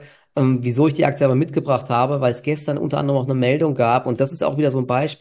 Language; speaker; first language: German; native; German